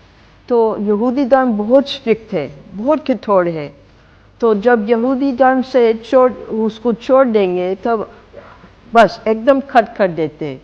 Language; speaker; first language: Hindi; non-native, fluent; English